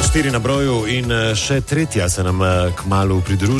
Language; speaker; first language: Slovenian; native; Slovenian